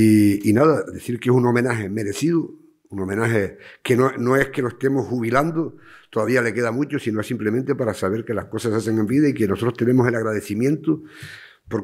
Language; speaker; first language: Spanish; native; Spanish